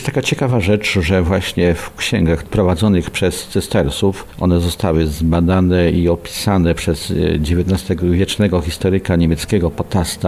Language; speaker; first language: Polish; native; Polish